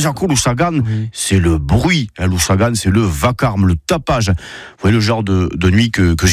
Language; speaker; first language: French; native; French